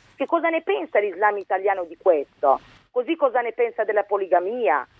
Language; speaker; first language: Italian; early bilingual, other home language; Arabic